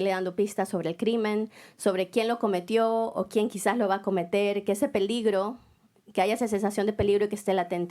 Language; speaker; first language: Spanish; native; Spanish